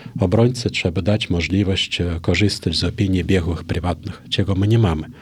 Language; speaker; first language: Polish; non-native, fluent; Russian